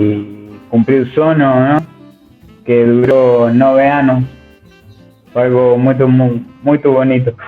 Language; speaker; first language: Portuguese; non-native, learner; Spanish